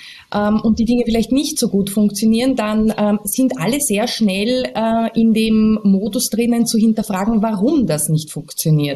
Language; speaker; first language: German; native; German